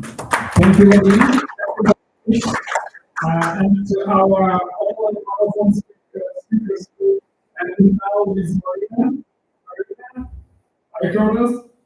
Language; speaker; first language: English; non-native, learner; Russian